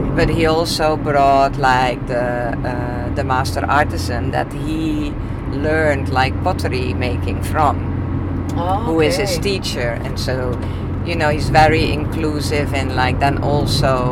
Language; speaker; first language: English; non-native, fluent; Dutch